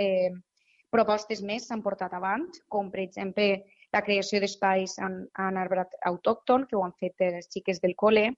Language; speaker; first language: Catalan; native; Catalan